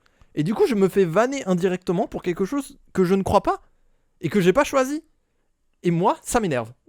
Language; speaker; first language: French; native; French